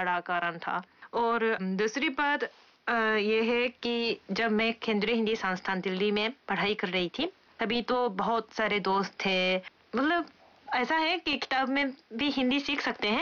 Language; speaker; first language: Hindi; non-native, fluent; Japanese